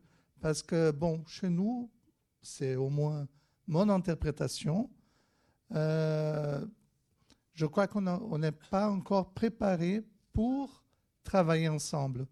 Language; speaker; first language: French; non-native, fluent; Portuguese